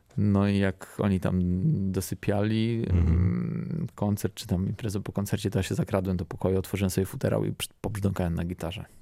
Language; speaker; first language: Polish; native; Polish